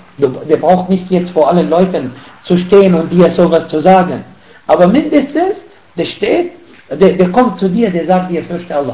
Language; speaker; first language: German; non-native, fluent; Arabic